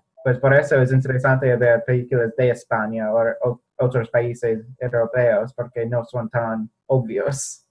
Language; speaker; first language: Spanish; non-native, fluent; English